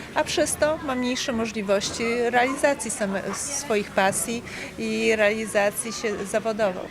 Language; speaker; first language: Polish; native; Polish